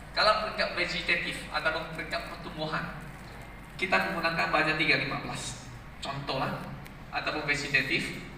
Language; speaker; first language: Malay; native; Malay